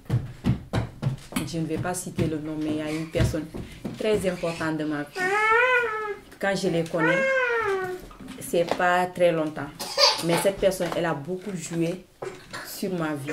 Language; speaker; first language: French; non-native, fluent; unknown